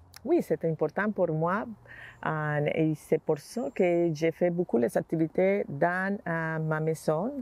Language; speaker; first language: French; non-native, learner; Spanish